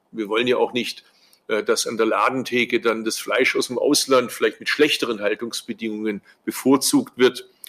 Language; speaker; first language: German; early bilingual, other home language; Turkish